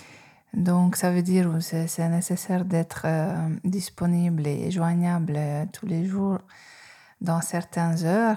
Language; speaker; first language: French; non-native, fluent; Hungarian